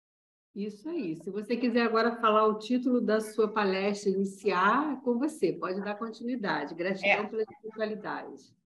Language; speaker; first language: Portuguese; native; Portuguese